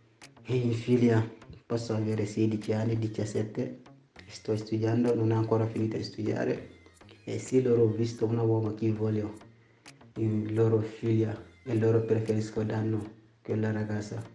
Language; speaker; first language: Italian; non-native, learner; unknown